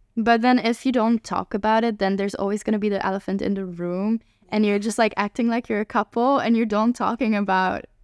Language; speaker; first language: English; non-native, fluent; Hungarian